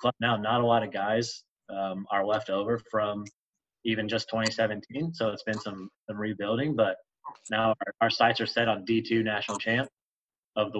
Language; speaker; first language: English; native; English